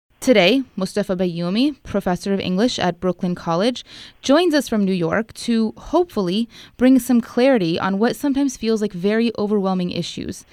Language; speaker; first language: English; native; English